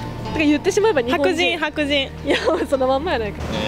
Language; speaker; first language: Japanese; native; Japanese